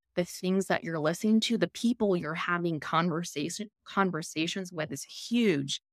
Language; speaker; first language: English; native; English